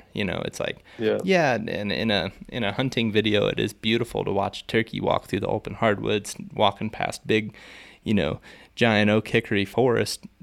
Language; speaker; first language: English; native; English